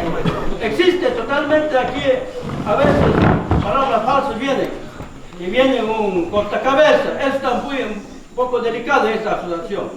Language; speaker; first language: Spanish; non-native, local second language; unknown